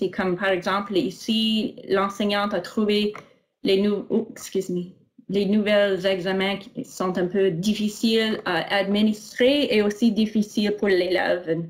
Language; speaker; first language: French; non-native, local second language; English